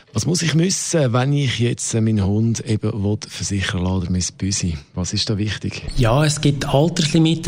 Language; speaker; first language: German; native; German